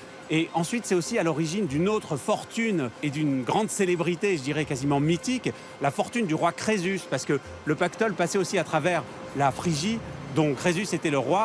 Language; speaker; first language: French; native; French